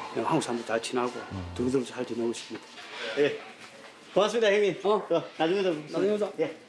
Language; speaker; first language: Korean; non-native, fluent; Bangla